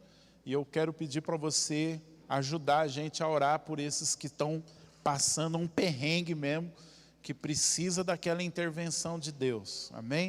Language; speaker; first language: Portuguese; native; Portuguese